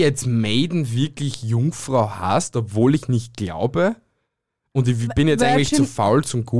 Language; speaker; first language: German; native; German